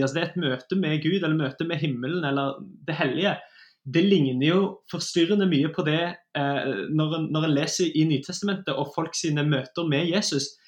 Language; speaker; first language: Norwegian; native; Norwegian